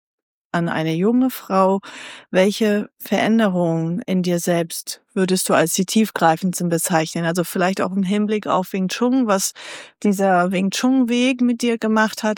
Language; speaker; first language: German; native; German